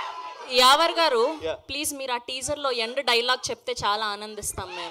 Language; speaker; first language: Telugu; native; Telugu